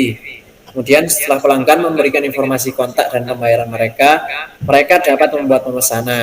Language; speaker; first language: Indonesian; native; Indonesian